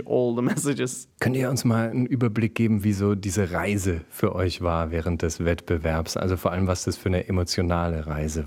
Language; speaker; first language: German; native; German